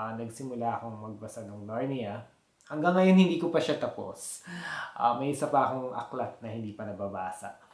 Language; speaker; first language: Filipino; native; Filipino